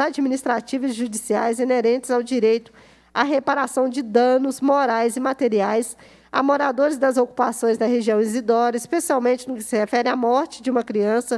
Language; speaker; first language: Portuguese; native; Portuguese